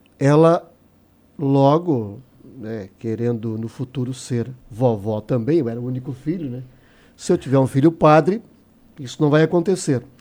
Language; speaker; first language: Portuguese; native; Portuguese